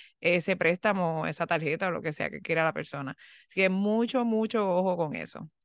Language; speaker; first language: Spanish; early bilingual, heritage; Spanish